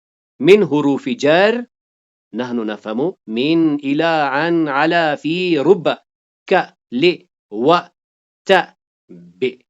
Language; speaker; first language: Arabic; non-native, fluent; Urdu